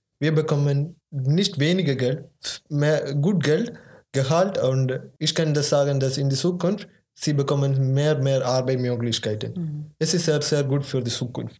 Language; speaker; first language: German; non-native, learner; Malayalam